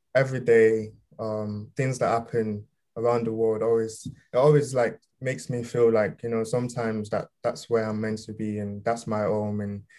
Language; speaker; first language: English; early bilingual, other home language; Yoruba